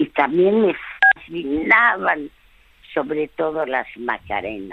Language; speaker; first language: Spanish; early bilingual, other home language; French